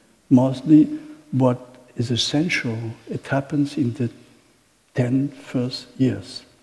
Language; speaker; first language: English; non-native, fluent; Catalan